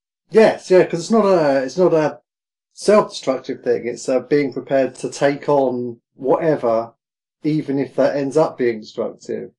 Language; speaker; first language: English; native; English